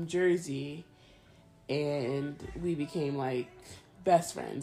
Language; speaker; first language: English; early bilingual, other home language; Spanish